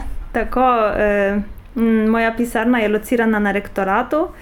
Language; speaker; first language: Slovenian; non-native, fluent; Polish